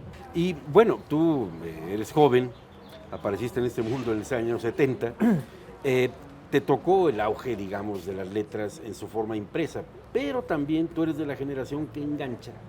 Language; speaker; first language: Spanish; native; Spanish